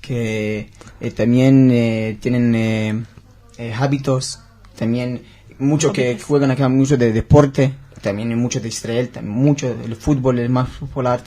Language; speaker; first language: Spanish; non-native, learner; Hebrew